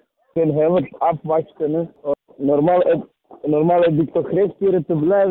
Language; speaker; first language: Dutch; early bilingual, other home language; Serbian